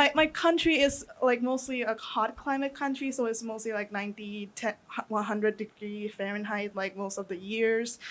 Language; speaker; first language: English; non-native, fluent; Thai